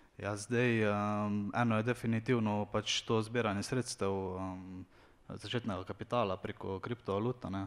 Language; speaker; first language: Slovenian; native; Slovenian